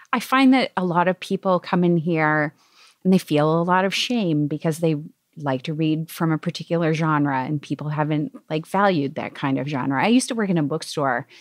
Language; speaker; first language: English; native; English